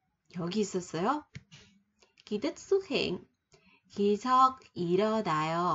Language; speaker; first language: Korean; non-native, fluent; Vietnamese